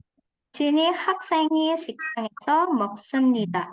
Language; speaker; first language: Korean; non-native, fluent; Indonesian